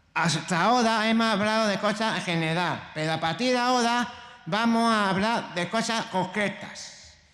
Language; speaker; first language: Spanish; native; Spanish